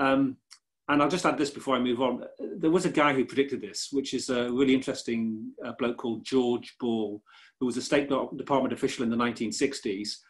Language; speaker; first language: English; native; English